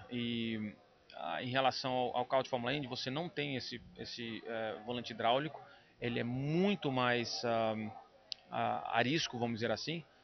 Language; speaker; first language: Portuguese; native; Portuguese